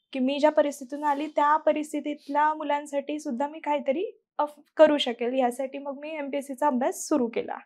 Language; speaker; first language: Marathi; native; Marathi